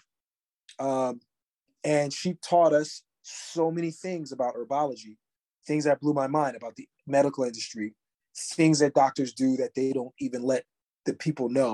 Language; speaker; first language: English; native; English